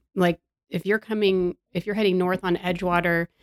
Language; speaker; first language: English; native; English